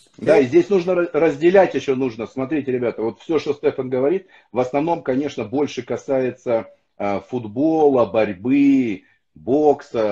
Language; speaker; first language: Russian; native; Russian